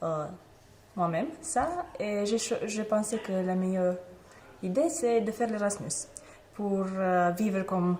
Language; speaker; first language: French; non-native, fluent; Romanian